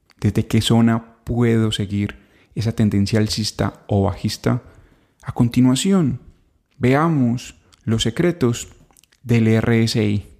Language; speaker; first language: Spanish; native; Spanish